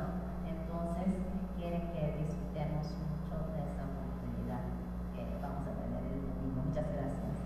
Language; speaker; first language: Spanish; non-native, fluent; Japanese